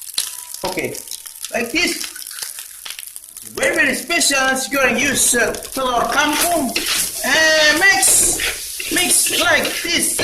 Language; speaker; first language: English; non-native, learner; Indonesian